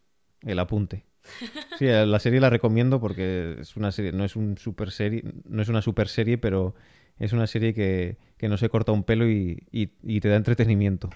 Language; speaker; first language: Spanish; native; Spanish